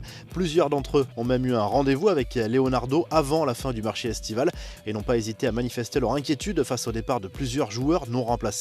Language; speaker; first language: French; native; French